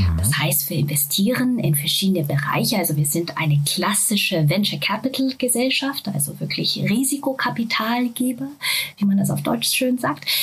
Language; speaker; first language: German; non-native, fluent; Japanese